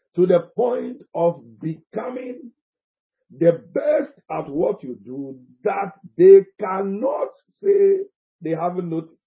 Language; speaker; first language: English; non-native, local second language; Akan